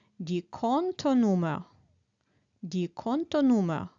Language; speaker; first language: German; non-native, fluent; Ukrainian